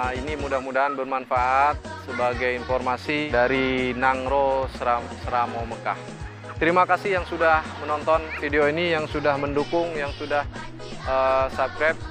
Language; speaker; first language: Indonesian; non-native, local second language; Sundanese